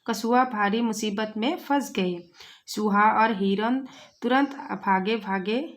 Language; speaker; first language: Hindi; non-native, local second language; Assamese